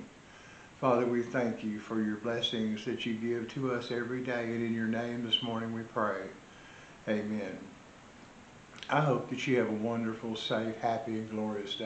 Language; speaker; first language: English; native; English